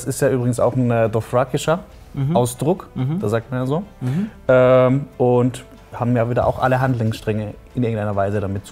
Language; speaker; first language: German; native; German